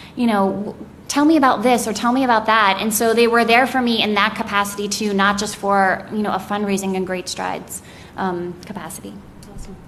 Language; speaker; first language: English; native; English